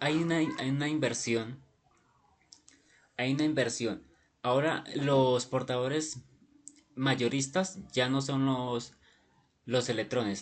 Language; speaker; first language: Spanish; native; Spanish